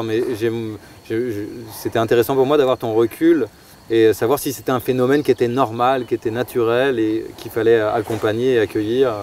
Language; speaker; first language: French; native; French